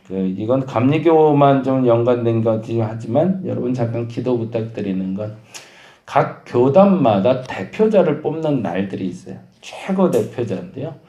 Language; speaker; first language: Korean; native; Korean